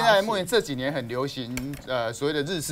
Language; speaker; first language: Chinese; native; Chinese